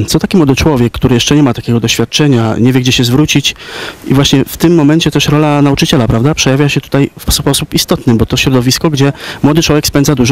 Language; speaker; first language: Polish; native; Polish